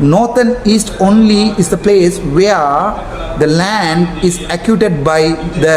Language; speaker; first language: English; non-native, local second language; Tamil